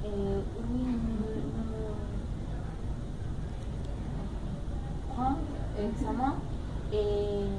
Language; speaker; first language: French; non-native, learner; Spanish